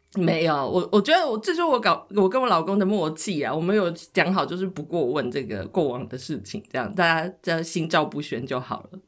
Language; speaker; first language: Chinese; native; Chinese